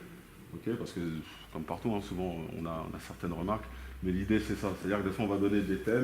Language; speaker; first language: French; native; French